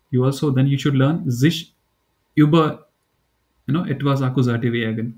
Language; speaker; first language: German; non-native, fluent; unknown